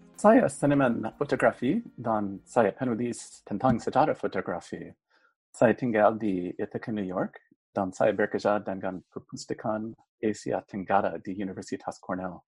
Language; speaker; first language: Indonesian; non-native, fluent; English